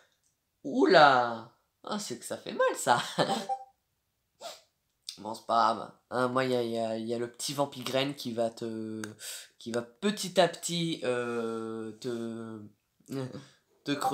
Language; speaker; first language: French; native; French